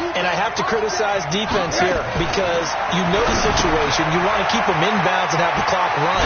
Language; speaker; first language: English; native; English